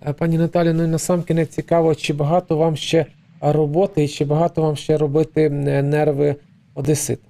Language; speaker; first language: Ukrainian; native; Ukrainian